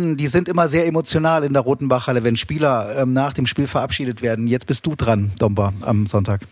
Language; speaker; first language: German; native; German